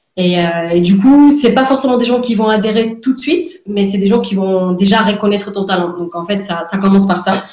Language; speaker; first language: French; non-native, fluent; English